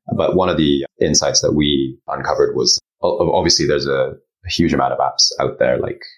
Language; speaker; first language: English; early bilingual, other home language; Japanese